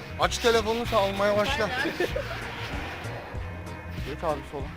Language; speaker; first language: Turkish; native; Turkish